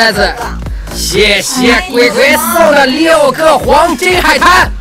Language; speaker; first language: Chinese; native; Chinese